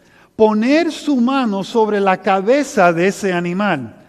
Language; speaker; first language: Spanish; early bilingual, heritage; Spanish